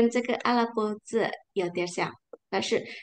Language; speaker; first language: Chinese; non-native, fluent; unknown